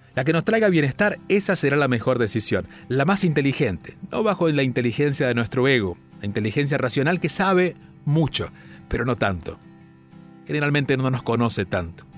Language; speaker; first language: Spanish; native; Spanish